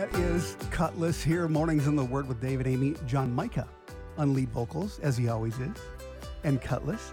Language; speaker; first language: English; native; English